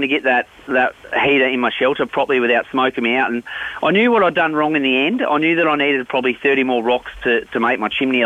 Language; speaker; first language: English; native; English